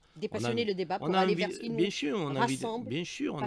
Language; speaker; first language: French; native; French